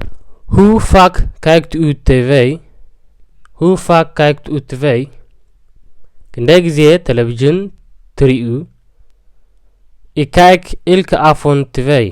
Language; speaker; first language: Dutch; non-native, fluent; Tigrinya